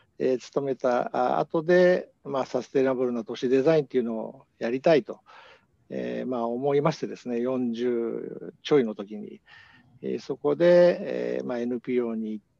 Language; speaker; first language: Japanese; native; Japanese